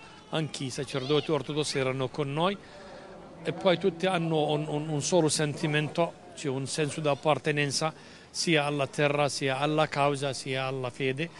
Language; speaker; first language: Italian; non-native, fluent; Arabic